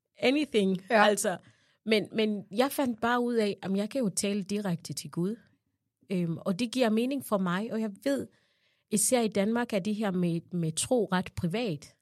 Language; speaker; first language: Danish; non-native, fluent; Ganda